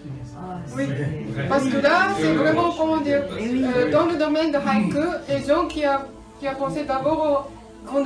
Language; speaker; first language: French; non-native, learner; Japanese